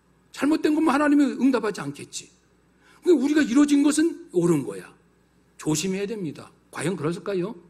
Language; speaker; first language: Korean; native; Korean